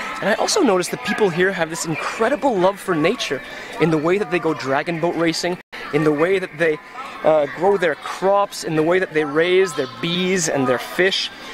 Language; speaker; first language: English; native; English